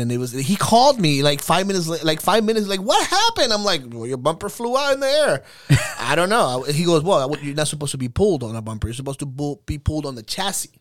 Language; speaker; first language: English; early bilingual, other home language; Spanish